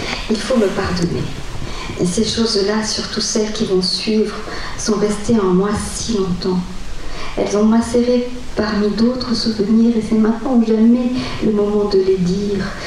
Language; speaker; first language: French; non-native, local second language; Morisyen